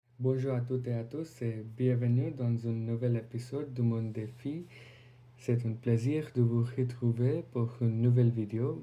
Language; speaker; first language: French; non-native, learner; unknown